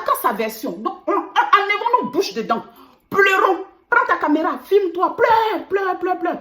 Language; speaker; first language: French; native; French